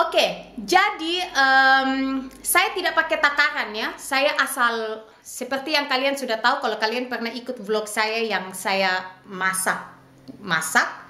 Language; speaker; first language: Indonesian; non-native, local second language; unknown